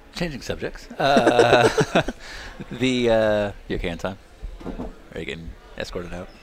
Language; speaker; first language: English; native; English